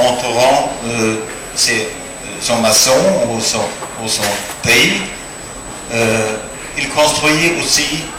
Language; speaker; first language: French; non-native, learner; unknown